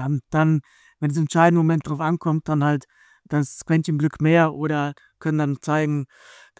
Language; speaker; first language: German; native; German